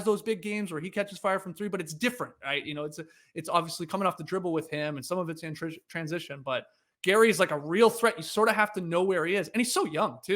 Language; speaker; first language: English; native; English